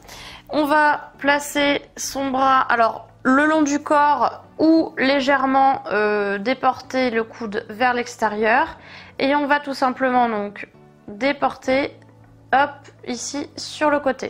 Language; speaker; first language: French; native; French